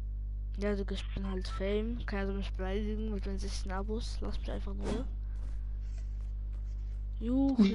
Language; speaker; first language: German; native; German